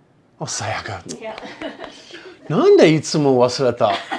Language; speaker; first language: Japanese; non-native, learner; English